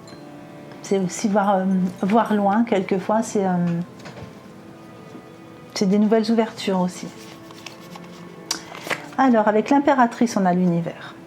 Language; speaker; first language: French; native; French